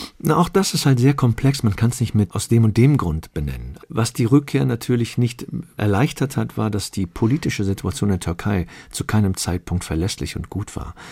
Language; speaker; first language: German; early bilingual, other home language; Turkish